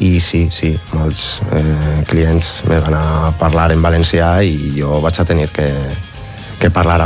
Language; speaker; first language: Catalan; non-native, learner; Spanish